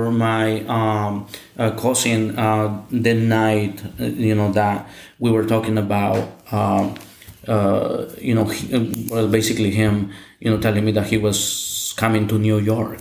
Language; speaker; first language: English; non-native, fluent; Spanish